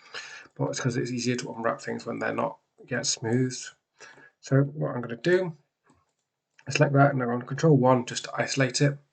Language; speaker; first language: English; native; English